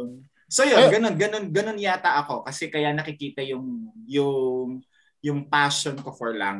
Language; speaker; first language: Filipino; native; Filipino